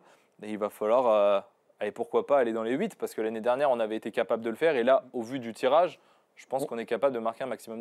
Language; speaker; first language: French; native; French